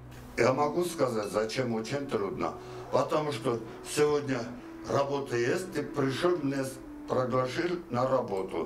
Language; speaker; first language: Russian; non-native, learner; Armenian